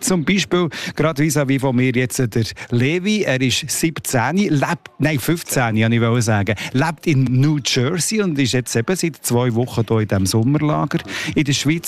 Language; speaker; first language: German; native; German